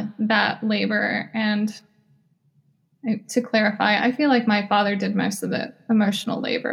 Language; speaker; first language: English; native; English